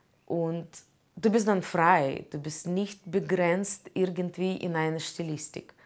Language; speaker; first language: German; non-native, learner; Russian